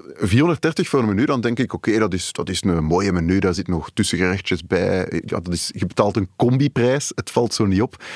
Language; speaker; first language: Dutch; native; Dutch